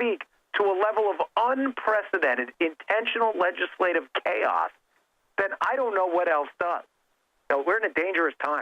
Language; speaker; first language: English; native; English